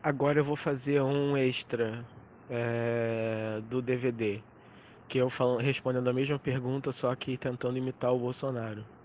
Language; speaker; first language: Portuguese; native; Portuguese